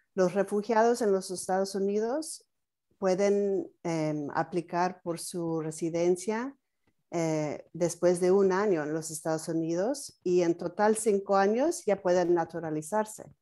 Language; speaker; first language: Spanish; non-native, fluent; English